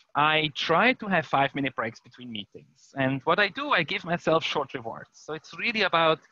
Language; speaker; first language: English; non-native, fluent; German